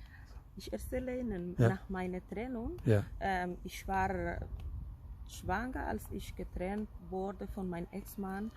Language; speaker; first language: German; non-native, fluent; Spanish